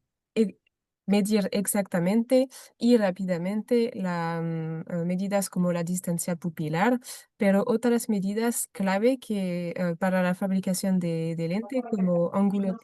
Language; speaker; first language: Spanish; non-native, fluent; French